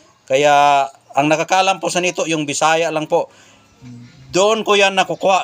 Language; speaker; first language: Filipino; non-native, local second language; Cebuano